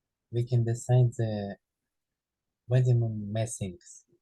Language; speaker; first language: English; non-native, learner; Ukrainian